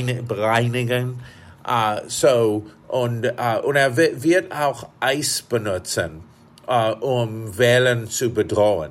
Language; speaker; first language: German; non-native, fluent; English